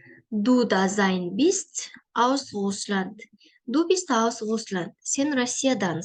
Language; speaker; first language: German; non-native, learner; Kyrgyz